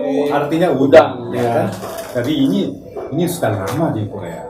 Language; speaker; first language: Indonesian; non-native, learner; Korean